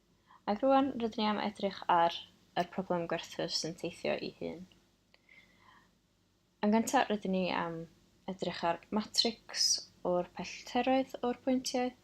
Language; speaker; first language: Welsh; non-native, local second language; English